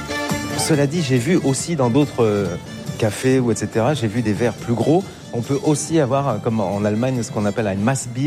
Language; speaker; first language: French; native; French